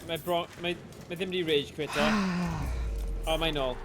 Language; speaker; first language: Welsh; native; Welsh